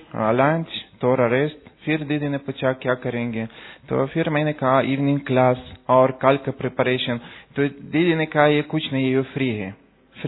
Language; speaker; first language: Hindi; non-native, learner; Russian